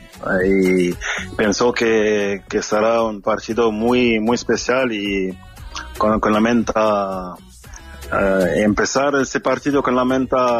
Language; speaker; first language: Spanish; non-native, learner; French